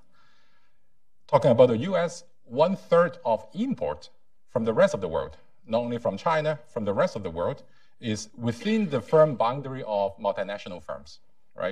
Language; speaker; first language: English; non-native, local second language; Cantonese